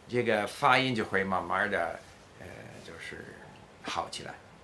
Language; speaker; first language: Chinese; non-native, fluent; English